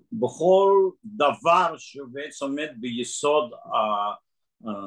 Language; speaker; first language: Hebrew; non-native, fluent; Russian